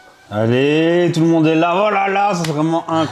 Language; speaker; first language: French; native; French